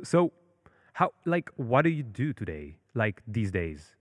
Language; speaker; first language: English; non-native, fluent; Hebrew